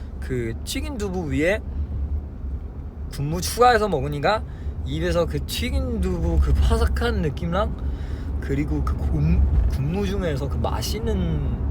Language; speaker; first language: Korean; non-native, fluent; Chinese